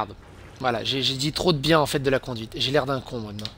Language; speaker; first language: French; native; French